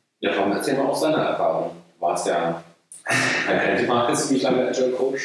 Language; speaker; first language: German; native; German